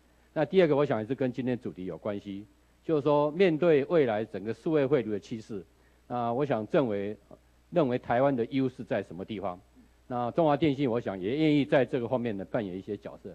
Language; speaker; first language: Chinese; native; Chinese